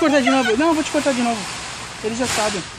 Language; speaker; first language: Portuguese; native; Portuguese